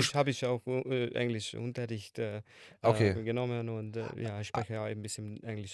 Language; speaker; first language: German; non-native, learner; Hungarian